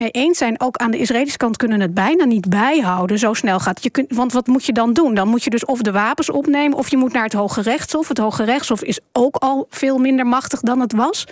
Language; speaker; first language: Dutch; native; Dutch